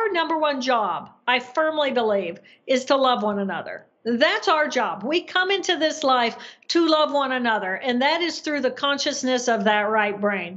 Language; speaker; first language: English; native; English